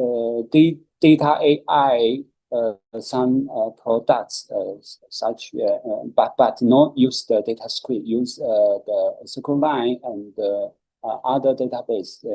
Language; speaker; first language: English; non-native, learner; Chinese